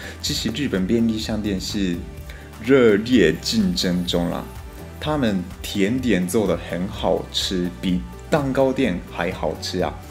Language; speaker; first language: Chinese; non-native, fluent; Japanese